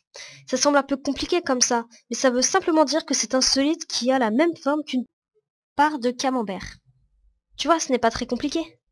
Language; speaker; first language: French; native; French